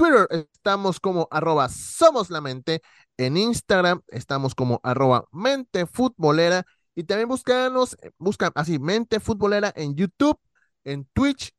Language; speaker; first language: Spanish; native; Spanish